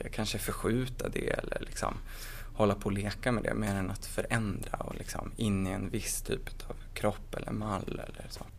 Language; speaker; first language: Swedish; native; Swedish